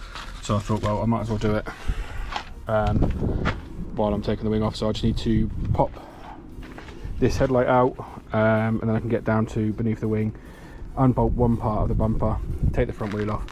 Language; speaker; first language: English; native; English